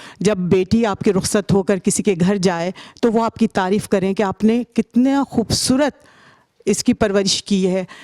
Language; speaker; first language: Urdu; native; Urdu